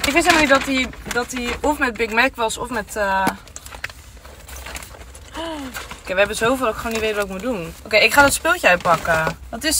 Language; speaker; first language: Dutch; native; Dutch